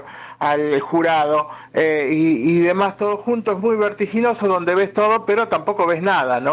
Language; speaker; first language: Spanish; native; Spanish